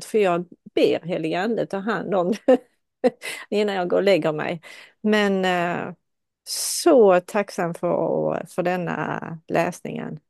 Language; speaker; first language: Swedish; non-native, fluent; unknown